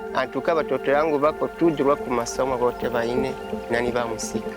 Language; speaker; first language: Swahili; non-native, local second language; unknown